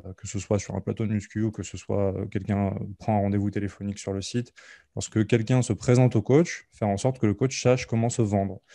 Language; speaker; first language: French; native; French